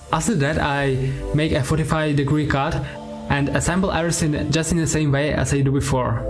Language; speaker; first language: English; non-native, learner; Ukrainian